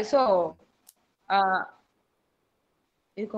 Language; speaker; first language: Korean; non-native, learner; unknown